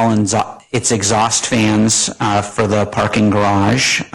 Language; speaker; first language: English; native; English